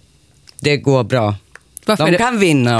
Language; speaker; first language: Swedish; non-native, local second language; Finnish